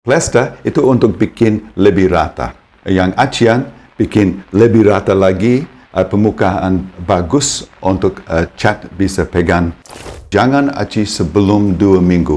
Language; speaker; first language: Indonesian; non-native, fluent; English